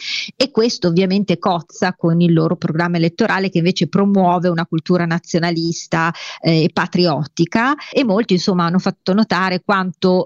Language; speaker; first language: Italian; native; Italian